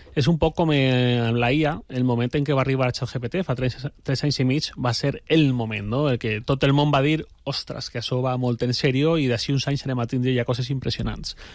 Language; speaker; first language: Catalan; native; Catalan